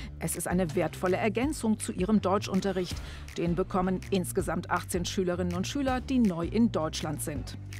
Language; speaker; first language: German; native; German